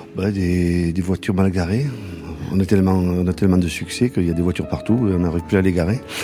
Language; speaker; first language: French; native; French